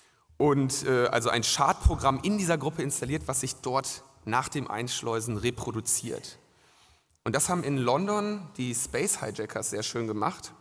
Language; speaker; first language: German; native; German